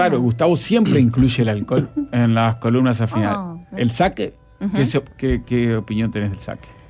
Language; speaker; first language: Spanish; native; Spanish